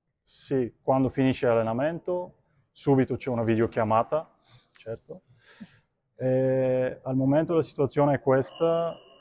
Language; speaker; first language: Italian; non-native, fluent; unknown